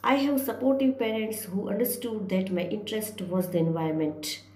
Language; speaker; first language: English; non-native, local second language; Gujarati